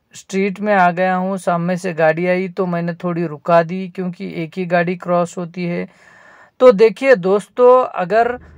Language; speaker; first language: Hindi; non-native, local second language; Marathi